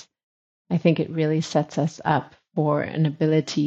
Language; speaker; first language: English; native; English